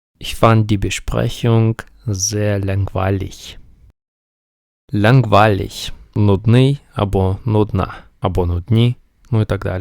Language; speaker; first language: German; non-native, fluent; Ukrainian